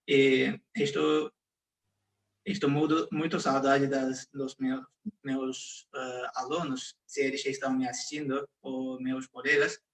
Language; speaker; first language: Portuguese; non-native, fluent; Turkish